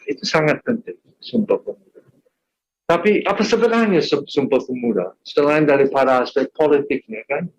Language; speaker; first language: Indonesian; non-native, fluent; English